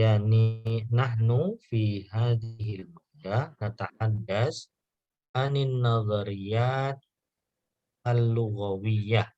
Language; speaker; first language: Arabic; non-native, fluent; Indonesian